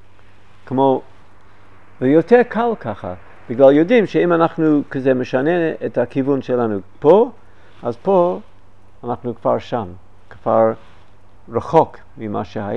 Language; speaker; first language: Hebrew; non-native, fluent; English